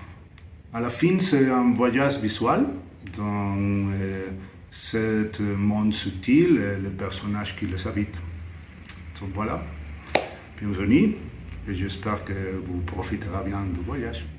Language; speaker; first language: French; non-native, fluent; Spanish